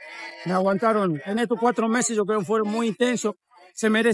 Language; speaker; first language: Spanish; native; Spanish